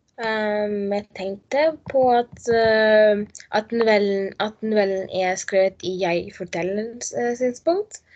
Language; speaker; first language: Norwegian; non-native, learner; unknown